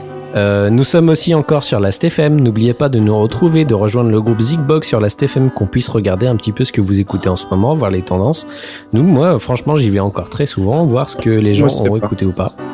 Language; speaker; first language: French; native; French